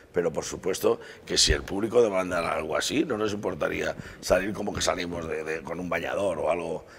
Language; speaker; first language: Spanish; native; Spanish